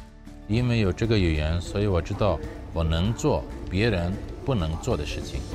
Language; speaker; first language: Chinese; non-native, fluent; Khmer